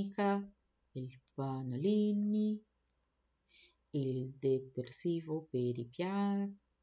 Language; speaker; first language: Italian; non-native, learner; Portuguese